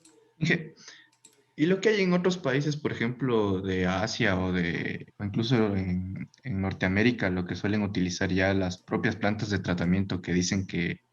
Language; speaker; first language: Spanish; native; Spanish